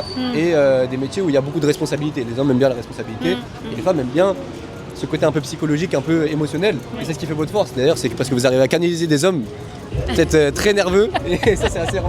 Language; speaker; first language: French; native; French